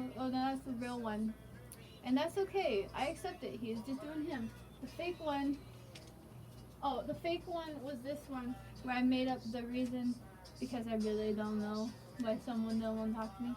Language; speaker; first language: English; native; English